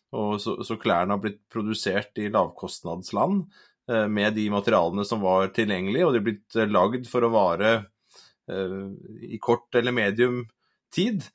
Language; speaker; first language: Norwegian; native; Norwegian